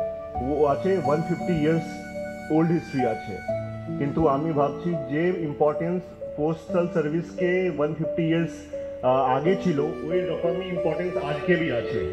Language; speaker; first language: Bangla; non-native, local second language; Hindi